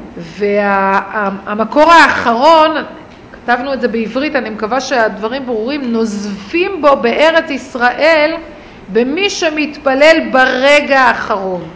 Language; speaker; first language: Hebrew; native; Hebrew